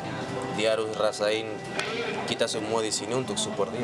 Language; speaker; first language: Indonesian; non-native, fluent; Spanish